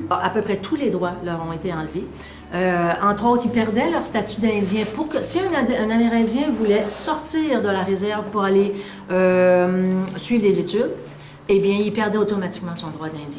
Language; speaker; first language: French; native; French